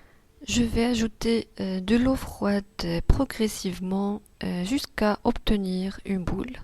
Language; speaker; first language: French; non-native, local second language; Arabic